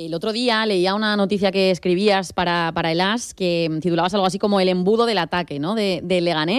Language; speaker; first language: Spanish; native; Spanish